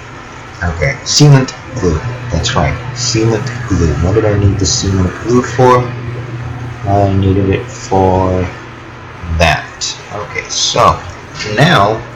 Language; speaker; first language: English; native; English